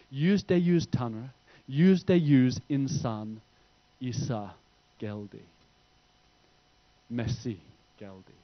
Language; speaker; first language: Turkish; non-native, fluent; English